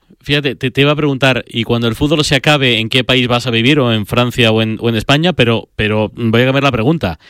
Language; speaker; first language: Spanish; native; Spanish